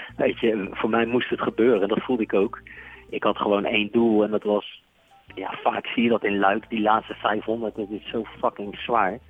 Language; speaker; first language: Dutch; native; Dutch